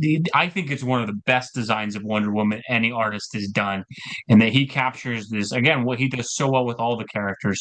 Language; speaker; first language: English; native; English